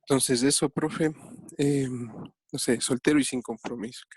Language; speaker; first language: Spanish; native; Spanish